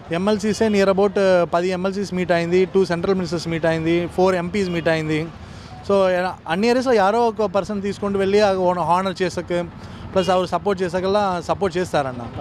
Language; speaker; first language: Telugu; non-native, learner; Tamil